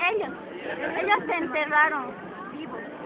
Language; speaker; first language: Spanish; native; Spanish